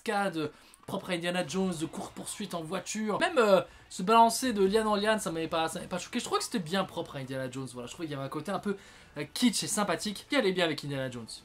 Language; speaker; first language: French; native; French